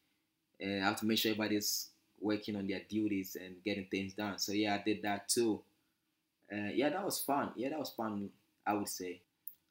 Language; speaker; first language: English; native; English